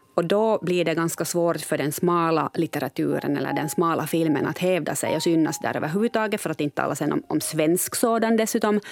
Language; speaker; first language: Swedish; native; Swedish